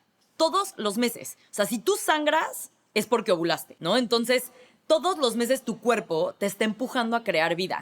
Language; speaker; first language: Spanish; native; Spanish